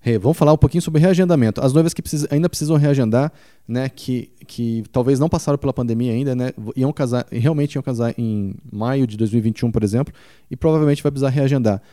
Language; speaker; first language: Portuguese; native; Portuguese